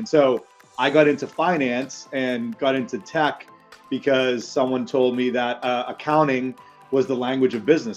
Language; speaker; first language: English; native; English